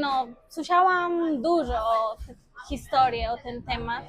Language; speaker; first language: Polish; non-native, fluent; Spanish